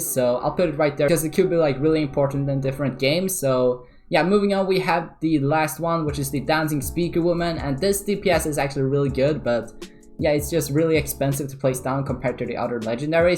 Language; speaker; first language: English; native; English